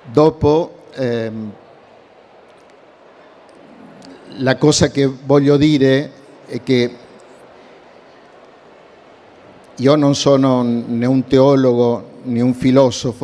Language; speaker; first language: Italian; non-native, learner; Spanish